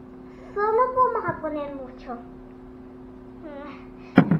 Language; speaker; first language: Spanish; early bilingual, heritage; English